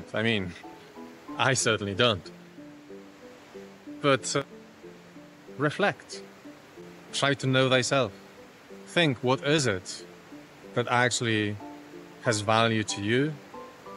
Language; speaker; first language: English; non-native, fluent; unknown